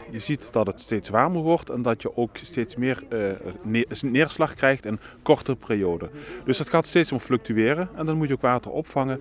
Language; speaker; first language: Dutch; native; Dutch